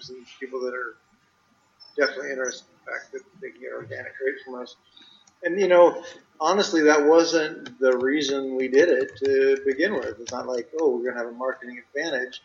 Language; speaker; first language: English; native; English